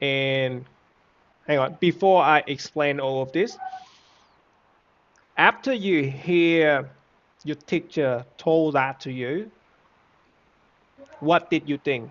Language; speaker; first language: English; non-native, fluent; Vietnamese